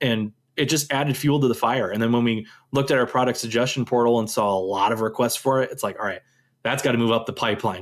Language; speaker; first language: English; native; English